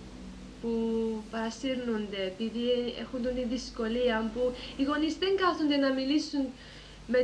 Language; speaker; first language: Greek; early bilingual, heritage; Greek